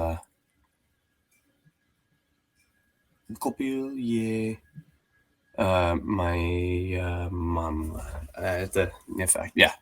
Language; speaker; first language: Russian; non-native, learner; English